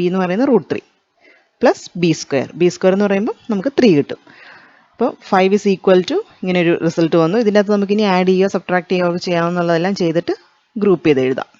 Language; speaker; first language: Malayalam; native; Malayalam